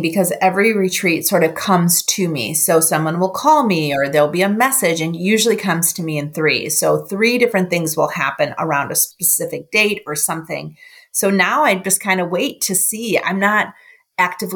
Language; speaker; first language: English; native; English